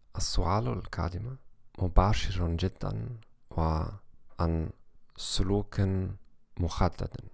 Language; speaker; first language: Arabic; non-native, learner; German